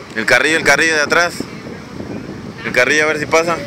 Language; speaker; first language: Spanish; native; Spanish